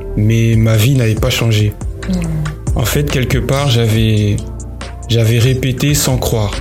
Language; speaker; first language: French; native; French